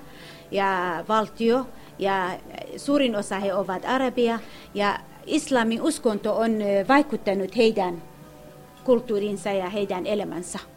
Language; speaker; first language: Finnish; non-native, learner; Kurdish